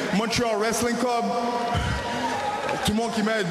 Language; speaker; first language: French; native; French